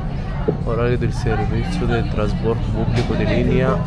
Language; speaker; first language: Italian; non-native, learner; Arabic